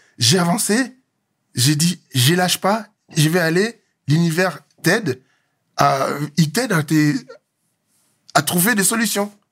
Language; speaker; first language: French; non-native, local second language; Lingala